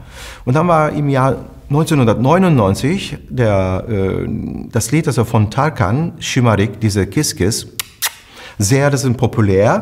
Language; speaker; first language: German; non-native, fluent; Turkish